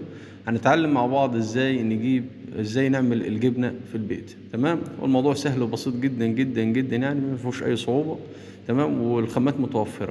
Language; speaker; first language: Arabic; native; Arabic